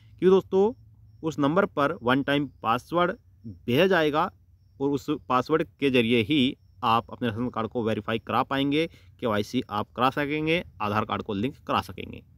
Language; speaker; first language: Hindi; native; Hindi